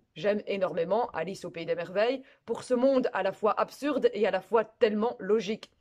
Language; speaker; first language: French; native; French